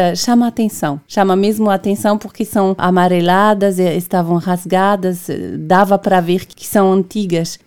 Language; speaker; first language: Portuguese; non-native, fluent; French